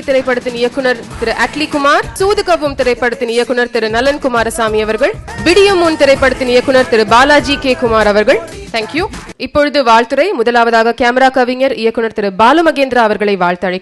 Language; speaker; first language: Tamil; native; Tamil